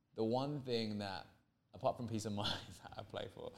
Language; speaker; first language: English; native; English